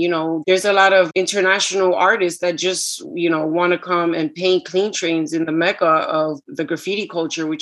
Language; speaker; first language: English; early bilingual, other home language; Spanish